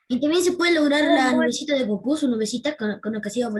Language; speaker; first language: Spanish; native; Spanish